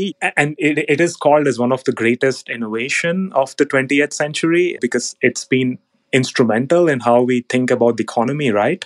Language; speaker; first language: English; non-native, local second language; Telugu